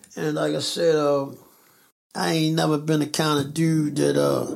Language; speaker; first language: English; native; English